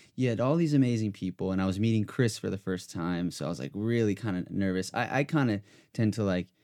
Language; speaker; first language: English; native; English